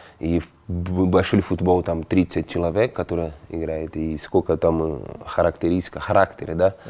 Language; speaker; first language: Russian; non-native, fluent; Portuguese